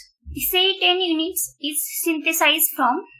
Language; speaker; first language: English; non-native, local second language; Marathi